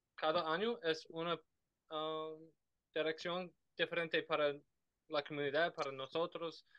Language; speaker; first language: Spanish; non-native, learner; English